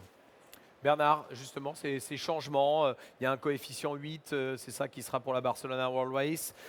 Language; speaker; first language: French; native; French